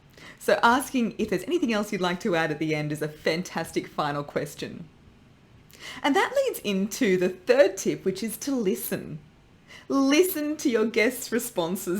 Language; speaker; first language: English; native; English